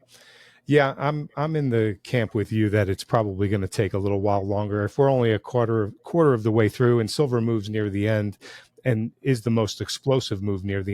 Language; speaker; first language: English; native; English